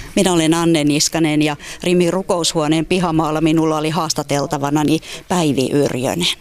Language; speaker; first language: Finnish; native; Finnish